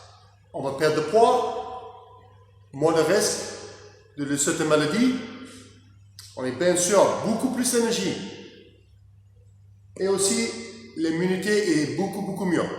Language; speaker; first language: French; non-native, learner; English